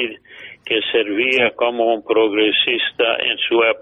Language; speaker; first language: Spanish; non-native, fluent; English